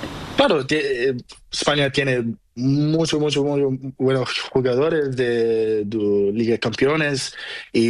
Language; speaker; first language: Spanish; non-native, learner; Portuguese